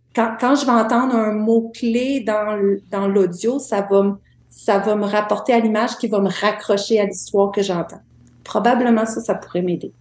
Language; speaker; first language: French; native; French